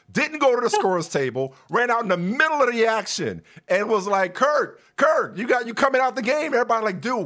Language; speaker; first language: English; native; English